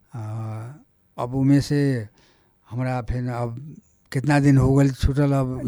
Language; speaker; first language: Bhojpuri; non-native, local second language; Nepali